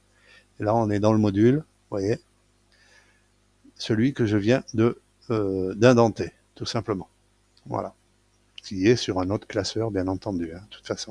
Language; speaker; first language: French; native; French